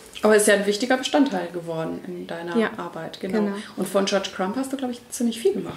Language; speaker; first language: German; native; German